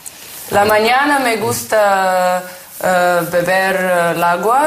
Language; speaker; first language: Spanish; non-native, learner; Russian